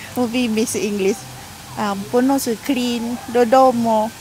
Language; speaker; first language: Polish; non-native, learner; Thai